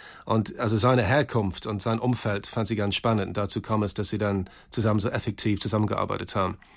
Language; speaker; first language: German; native; German